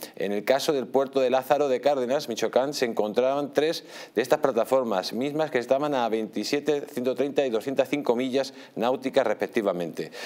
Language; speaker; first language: Spanish; native; Spanish